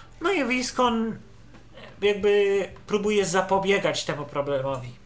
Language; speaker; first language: Polish; native; Polish